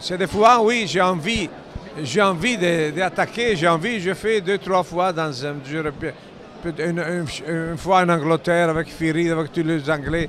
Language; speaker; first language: French; non-native, learner; Italian